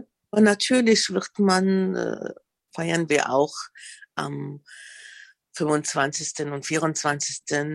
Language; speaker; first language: German; non-native, fluent; Arabic